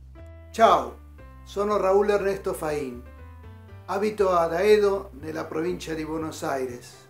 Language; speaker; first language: Italian; early bilingual, heritage; Spanish